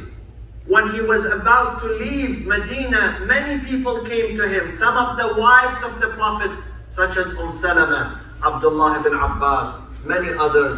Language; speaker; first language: English; non-native, fluent; Arabic